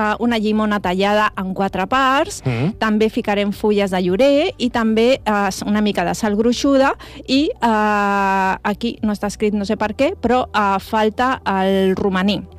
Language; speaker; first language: Catalan; non-native, local second language; Spanish